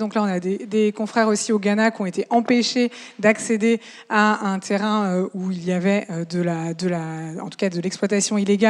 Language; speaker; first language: French; native; French